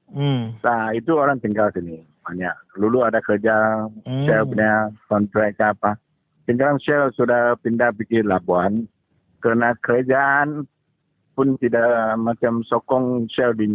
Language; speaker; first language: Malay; non-native, local second language; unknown